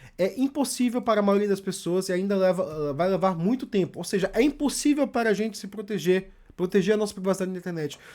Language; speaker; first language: Portuguese; native; Portuguese